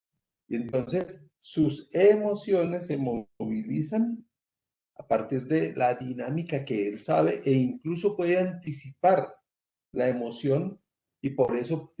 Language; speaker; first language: Spanish; native; Spanish